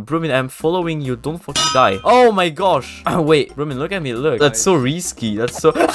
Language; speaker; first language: English; non-native, fluent; French